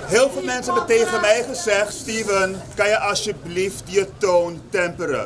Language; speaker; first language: Dutch; native; Dutch